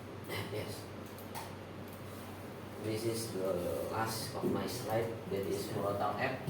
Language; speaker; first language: English; non-native, learner; Indonesian